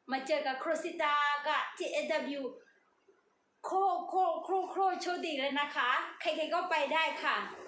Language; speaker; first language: Thai; non-native, learner; Burmese